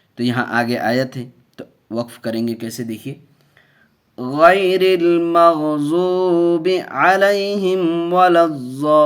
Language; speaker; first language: Urdu; native; Urdu